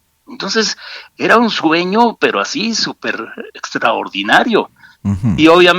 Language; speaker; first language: Spanish; native; Spanish